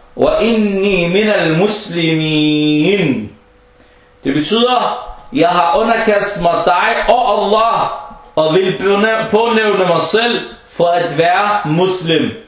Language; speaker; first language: Danish; non-native, fluent; Arabic